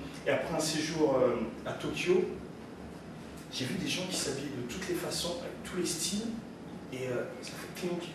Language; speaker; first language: French; early bilingual, other home language; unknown